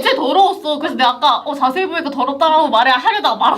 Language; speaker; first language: Korean; native; Korean